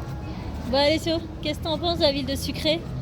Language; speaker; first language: French; native; French